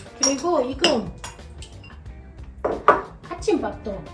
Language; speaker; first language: Korean; non-native, learner; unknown